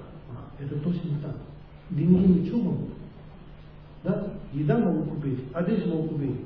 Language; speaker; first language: Russian; non-native, learner; Tibetan